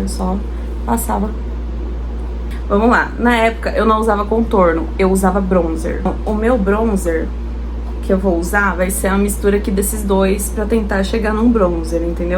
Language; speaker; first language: Portuguese; native; Portuguese